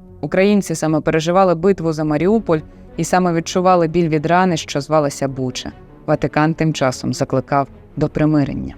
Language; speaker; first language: Ukrainian; native; Ukrainian